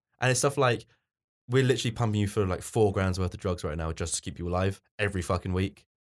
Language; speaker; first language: English; native; English